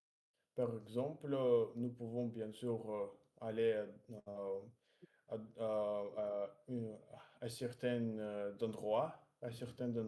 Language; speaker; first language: French; non-native, learner; Russian